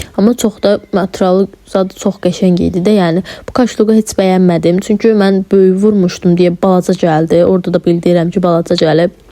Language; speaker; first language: Azerbaijani; non-native, local second language; Talysh